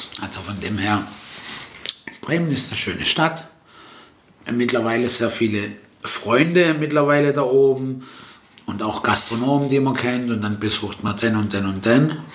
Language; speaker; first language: German; early bilingual, other home language; Italian